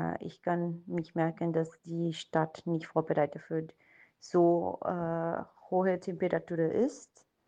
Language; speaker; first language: German; non-native, learner; Spanish